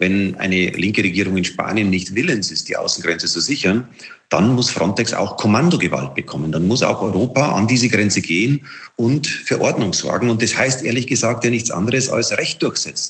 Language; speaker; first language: German; native; German